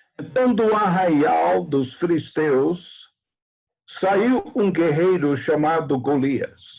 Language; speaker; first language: Portuguese; non-native, fluent; English